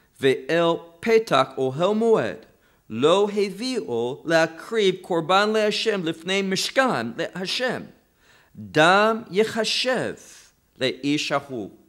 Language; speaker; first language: Hebrew; non-native, fluent; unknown